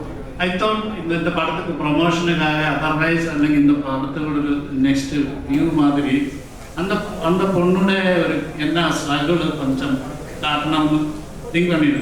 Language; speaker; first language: Tamil; non-native, learner; Malayalam